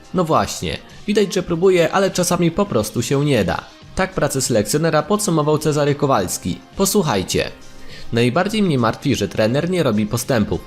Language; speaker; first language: Polish; native; Polish